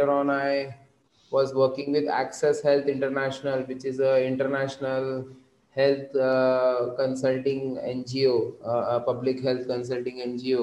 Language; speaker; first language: English; non-native, local second language; Marathi